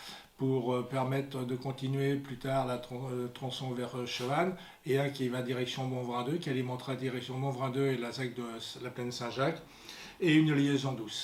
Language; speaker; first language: French; native; French